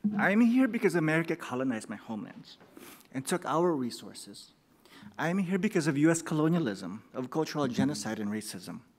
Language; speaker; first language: English; non-native, local second language; Filipino